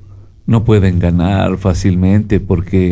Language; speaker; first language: Spanish; native; Spanish